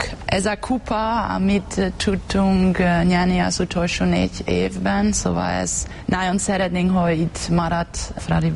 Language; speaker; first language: Hungarian; non-native, learner; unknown